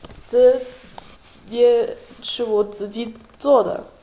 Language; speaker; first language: Chinese; non-native, fluent; Dutch